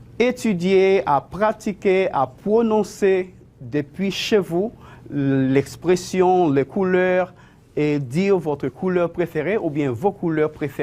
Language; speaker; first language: French; non-native, fluent; Spanish